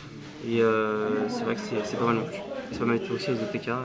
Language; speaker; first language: French; native; French